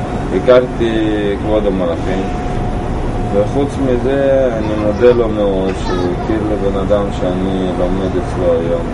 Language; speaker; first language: Hebrew; non-native, learner; Russian